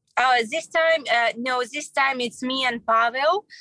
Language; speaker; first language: English; non-native, learner; Russian